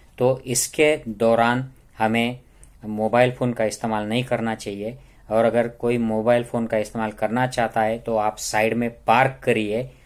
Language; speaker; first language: Hindi; non-native, local second language; Marathi